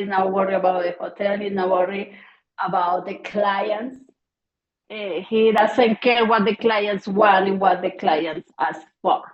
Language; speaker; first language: English; non-native, learner; Spanish